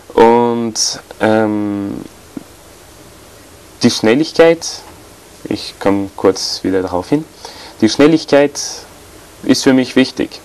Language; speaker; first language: German; non-native, fluent; French